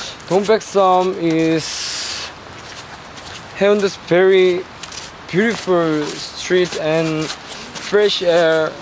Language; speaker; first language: English; non-native, learner; Korean